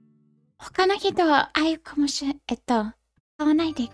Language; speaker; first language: Japanese; non-native, learner; English